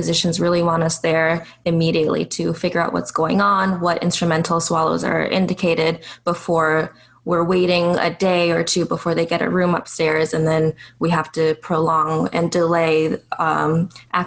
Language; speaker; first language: English; native; English